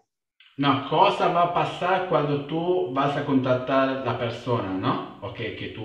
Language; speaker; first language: Spanish; non-native, fluent; Italian